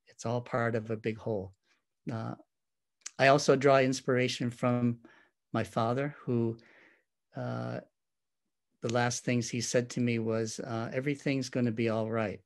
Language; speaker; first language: English; native; English